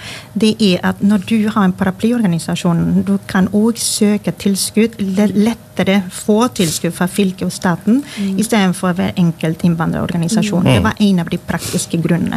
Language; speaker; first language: Norwegian; non-native, fluent; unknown